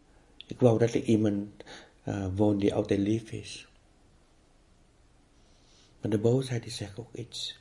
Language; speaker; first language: Dutch; non-native, fluent; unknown